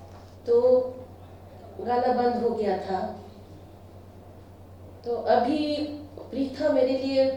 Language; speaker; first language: Hindi; non-native, local second language; Bangla